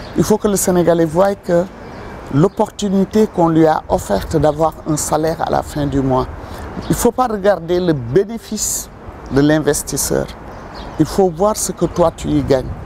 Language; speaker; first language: French; non-native, local second language; Wolof